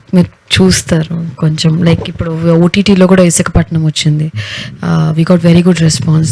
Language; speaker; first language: Telugu; native; Telugu